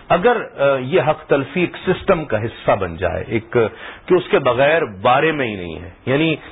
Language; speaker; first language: Urdu; native; Urdu